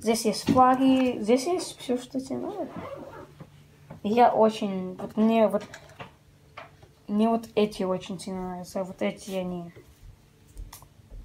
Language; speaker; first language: Russian; early bilingual, heritage; Russian